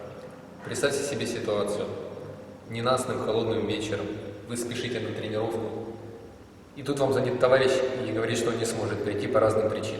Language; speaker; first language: Russian; native; Russian